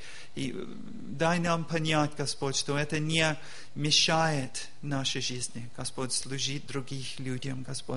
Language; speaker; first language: Russian; non-native, learner; English